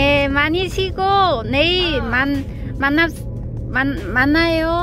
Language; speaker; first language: Korean; non-native, learner; Vietnamese